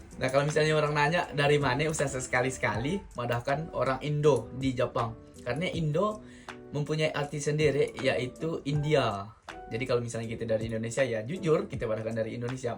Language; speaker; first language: Indonesian; native; Indonesian